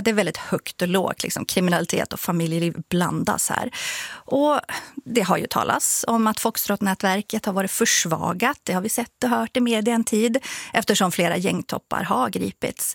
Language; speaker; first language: Swedish; native; Swedish